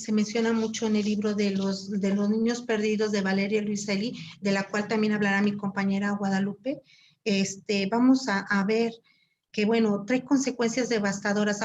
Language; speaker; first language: Spanish; native; Spanish